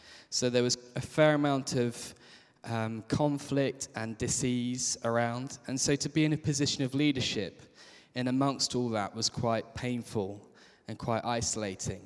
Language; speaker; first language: English; native; English